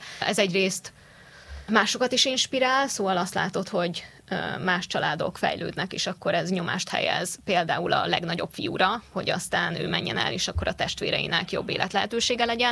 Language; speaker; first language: Hungarian; native; Hungarian